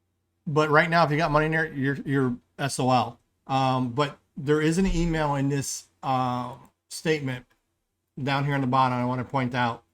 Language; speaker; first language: English; native; English